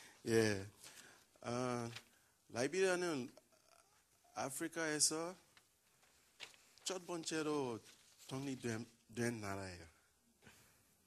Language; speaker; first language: Korean; non-native, learner; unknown